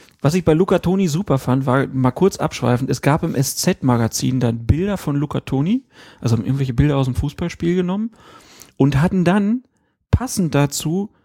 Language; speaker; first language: German; native; German